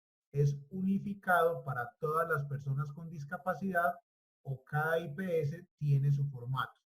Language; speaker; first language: Spanish; native; Spanish